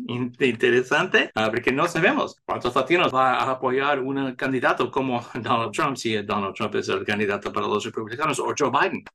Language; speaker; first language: Spanish; early bilingual, heritage; English